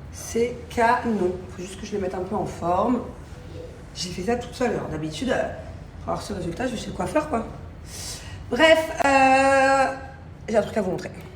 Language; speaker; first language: French; native; French